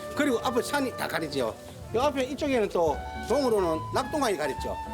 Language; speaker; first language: Korean; native; Korean